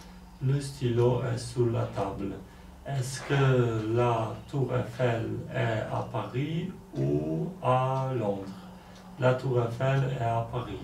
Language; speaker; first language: French; non-native, learner; Polish